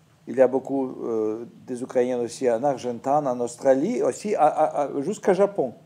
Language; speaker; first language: French; non-native, fluent; Russian